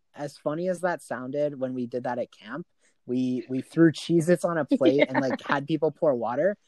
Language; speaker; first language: English; native; English